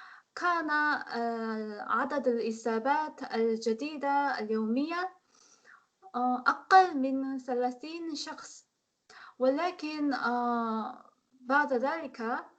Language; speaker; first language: Arabic; non-native, learner; Korean